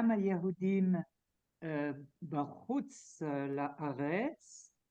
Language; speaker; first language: Hebrew; non-native, learner; French